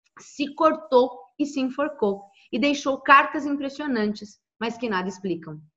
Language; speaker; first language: Portuguese; native; Portuguese